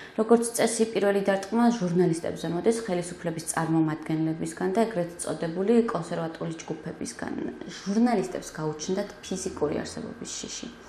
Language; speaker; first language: Georgian; native; Georgian